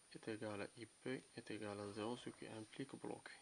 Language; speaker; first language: French; non-native, local second language; Arabic